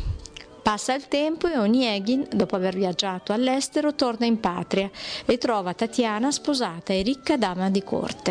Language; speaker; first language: Italian; native; Italian